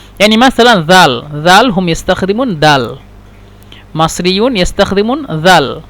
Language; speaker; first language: Egyptian Arabic; non-native, learner; Bangla